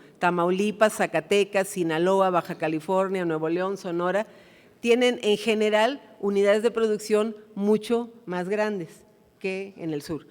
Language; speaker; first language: Spanish; native; Spanish